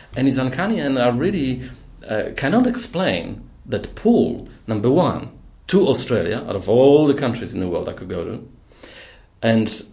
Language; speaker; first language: English; non-native, fluent; Polish